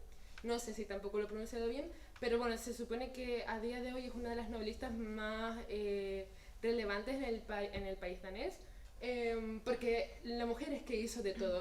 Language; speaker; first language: Spanish; native; Spanish